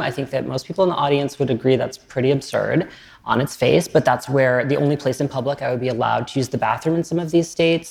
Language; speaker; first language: English; native; English